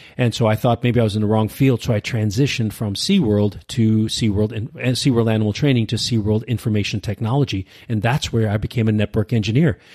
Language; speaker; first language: English; early bilingual, other home language; Urdu